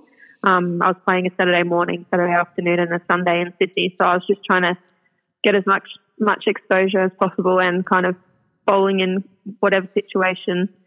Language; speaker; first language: English; native; English